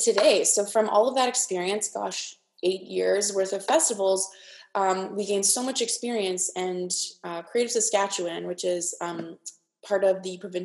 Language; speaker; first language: English; native; English